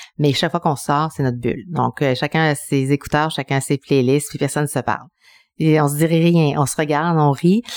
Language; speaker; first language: French; early bilingual, other home language; Spanish